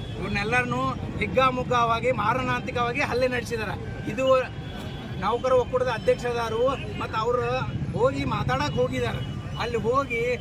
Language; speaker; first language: Kannada; native; Kannada